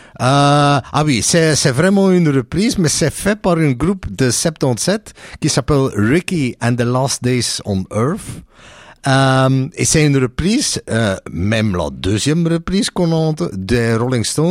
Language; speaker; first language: French; non-native, local second language; Dutch